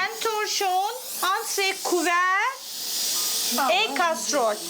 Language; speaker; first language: French; non-native, fluent; Turkish